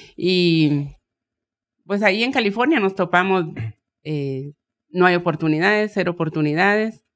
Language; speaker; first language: Spanish; native; Spanish